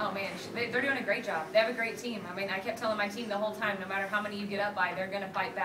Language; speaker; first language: English; native; English